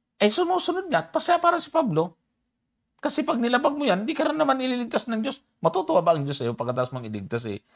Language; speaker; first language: Filipino; native; Filipino